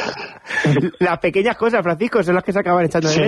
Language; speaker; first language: Spanish; native; Spanish